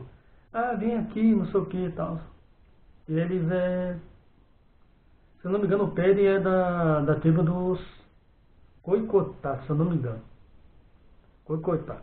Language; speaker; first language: Portuguese; native; Portuguese